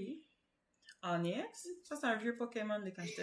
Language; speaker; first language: French; native; French